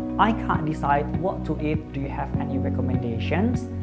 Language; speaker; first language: English; non-native, fluent; Indonesian